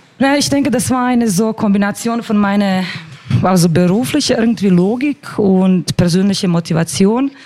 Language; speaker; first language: German; non-native, fluent; Croatian